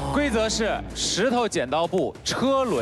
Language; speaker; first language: Chinese; native; Chinese